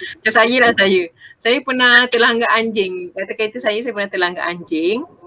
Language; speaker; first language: Malay; native; Malay